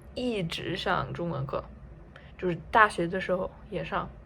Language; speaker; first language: Chinese; non-native, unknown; English